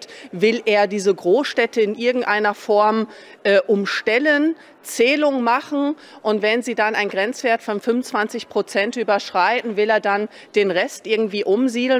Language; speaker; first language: German; native; German